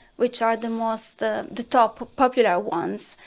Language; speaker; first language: English; non-native, fluent; Italian